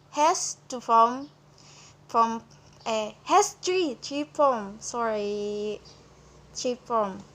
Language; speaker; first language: English; non-native, learner; Indonesian